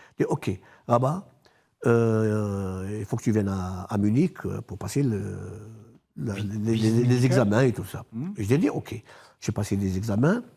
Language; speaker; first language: French; non-native, local second language; Arabic